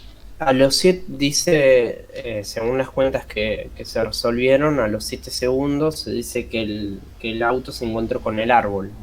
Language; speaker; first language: Spanish; native; Spanish